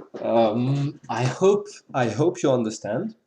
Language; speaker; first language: English; non-native, fluent; French